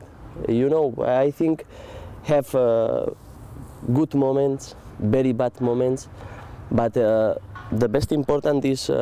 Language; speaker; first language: English; non-native, learner; Spanish